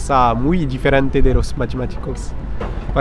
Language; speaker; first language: Spanish; non-native, fluent; French